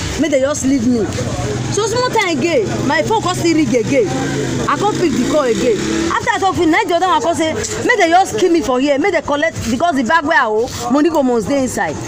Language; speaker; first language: Nigerian Pidgin; non-native, local second language; Yoruba